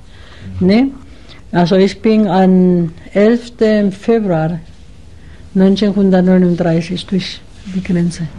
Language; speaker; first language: German; non-native, fluent; Spanish